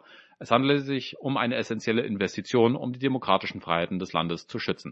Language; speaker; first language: German; native; German